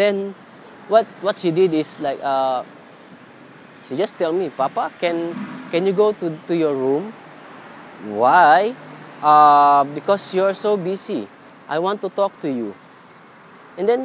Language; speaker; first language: English; non-native, local second language; Filipino